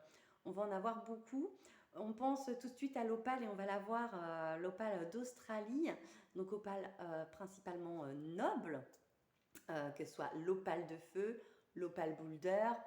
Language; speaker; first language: French; native; French